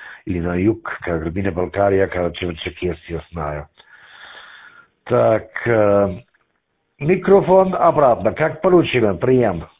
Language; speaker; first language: Russian; non-native, learner; German